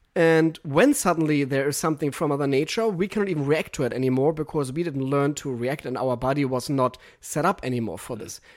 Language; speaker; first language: English; non-native, fluent; German